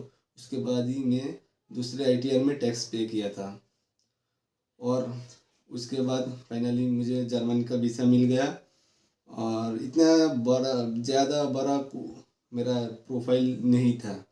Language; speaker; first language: Hindi; non-native, local second language; Bangla